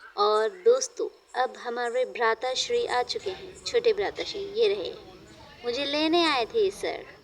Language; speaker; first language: Hindi; non-native, local second language; Bangla